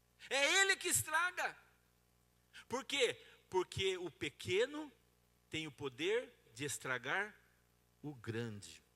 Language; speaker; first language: Portuguese; native; Portuguese